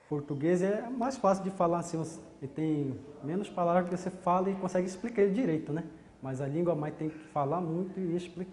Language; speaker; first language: Portuguese; non-native, local second language; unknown